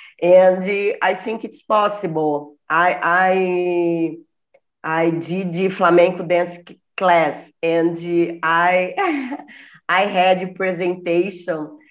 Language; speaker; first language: English; non-native, learner; Portuguese